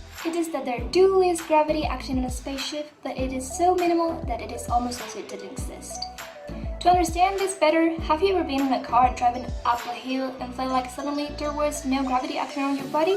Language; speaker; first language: English; non-native, fluent; Spanish